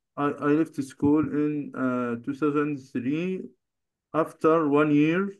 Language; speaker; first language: English; non-native, learner; Arabic